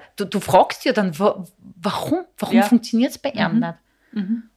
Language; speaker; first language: German; non-native, fluent; Serbian